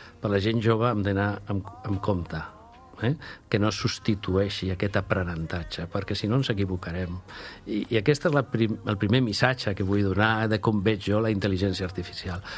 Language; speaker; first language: Catalan; non-native, local second language; Spanish